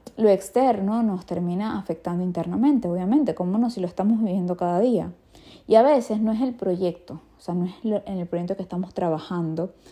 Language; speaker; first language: Spanish; native; Spanish